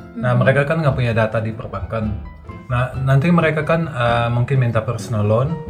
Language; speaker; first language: Indonesian; non-native, fluent; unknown